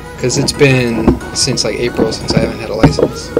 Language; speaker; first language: English; native; English